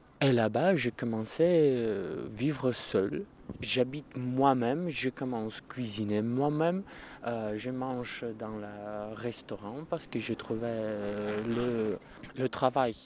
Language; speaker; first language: French; non-native, learner; Russian